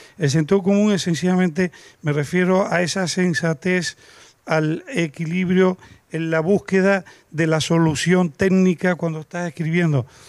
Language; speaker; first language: Spanish; native; Spanish